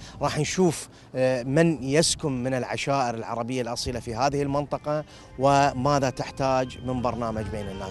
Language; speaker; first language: Arabic; native; Arabic